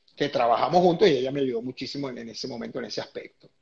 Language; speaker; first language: Spanish; native; Spanish